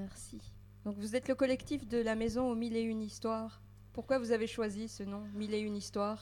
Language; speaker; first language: French; native; French